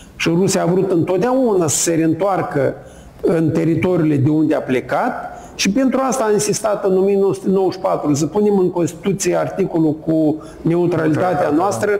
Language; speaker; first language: Romanian; native; Romanian